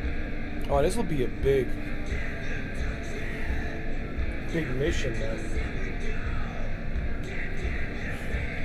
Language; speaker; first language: English; native; English